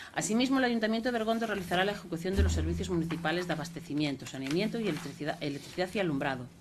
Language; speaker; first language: Spanish; non-native, local second language; Galician